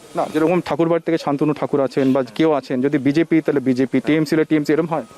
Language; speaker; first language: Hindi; non-native, local second language; Bangla